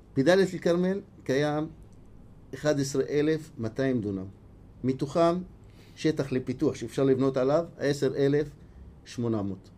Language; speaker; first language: Hebrew; non-native, local second language; Arabic